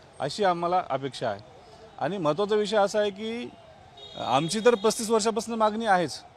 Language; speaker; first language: Marathi; non-native, local second language; Lambadi